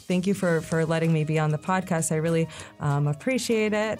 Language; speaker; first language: English; early bilingual, other home language; Spanish